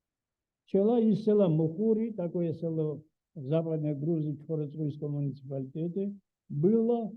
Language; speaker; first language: Russian; native; Russian